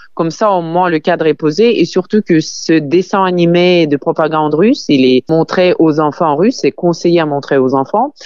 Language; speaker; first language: French; non-native, fluent; Ukrainian